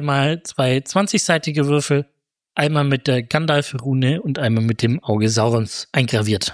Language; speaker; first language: German; native; German